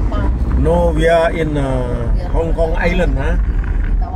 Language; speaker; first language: English; non-native, learner; Indonesian